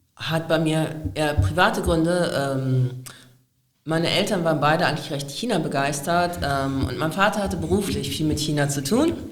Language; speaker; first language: German; native; German